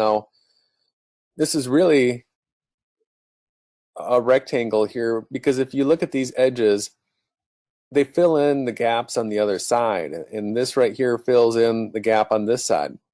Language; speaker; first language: English; native; English